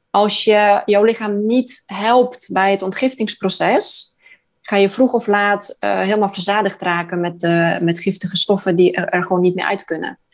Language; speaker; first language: Dutch; non-native, fluent; Polish